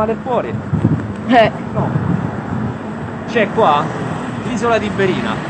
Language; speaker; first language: Italian; native; Italian